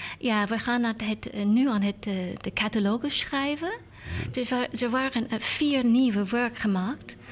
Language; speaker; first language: Dutch; non-native, learner; English